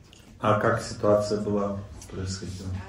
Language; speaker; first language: Russian; native; Russian